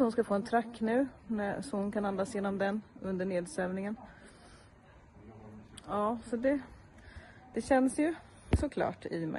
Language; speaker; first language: Swedish; native; Swedish